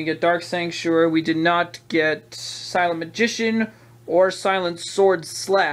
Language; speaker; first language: English; native; English